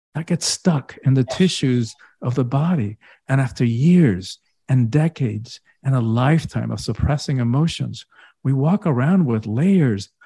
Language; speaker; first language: English; early bilingual, other home language; Spanish